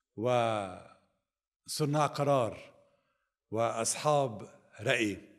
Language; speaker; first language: Arabic; native; Arabic